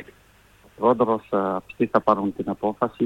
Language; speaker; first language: Greek; non-native, fluent; French